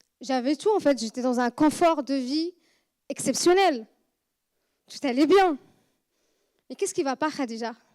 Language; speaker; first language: French; non-native, fluent; Arabic